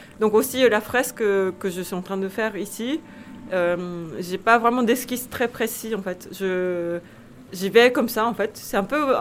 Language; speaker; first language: French; non-native, fluent; Japanese